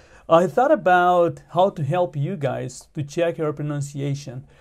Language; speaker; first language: English; non-native, fluent; Portuguese